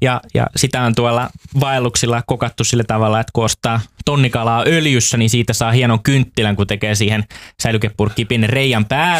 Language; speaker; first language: Finnish; native; Finnish